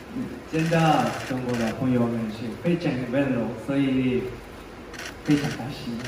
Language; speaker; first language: Chinese; non-native, learner; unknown